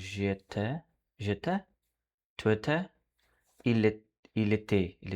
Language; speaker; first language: French; non-native, learner; Portuguese